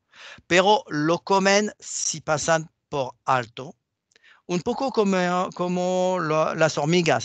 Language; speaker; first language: Spanish; non-native, learner; French